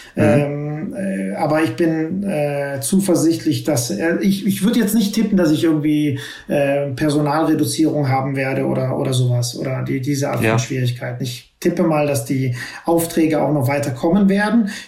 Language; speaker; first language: German; native; German